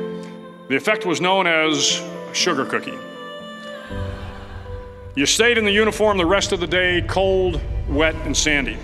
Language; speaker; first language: English; native; English